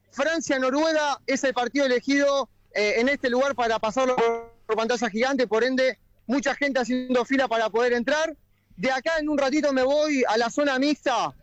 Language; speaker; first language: Spanish; native; Spanish